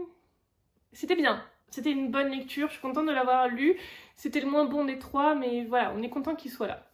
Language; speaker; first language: French; native; French